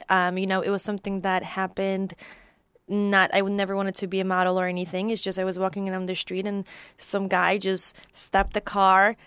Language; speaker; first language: English; early bilingual, other home language; Polish